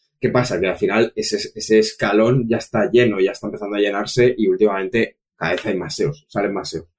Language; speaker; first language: Spanish; native; Spanish